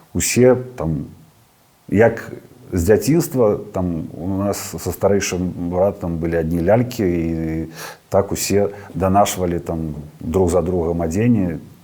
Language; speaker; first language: Belarusian; non-native, local second language; Russian